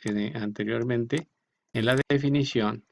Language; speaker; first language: Spanish; native; Spanish